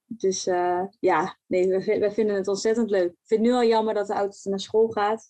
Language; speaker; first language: Dutch; native; Dutch